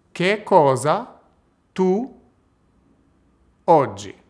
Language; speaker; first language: Italian; non-native, fluent; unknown